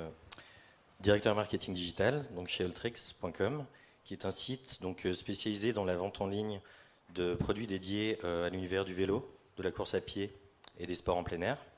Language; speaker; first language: French; native; French